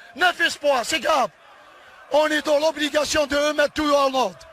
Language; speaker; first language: French; non-native, local second language; Arabic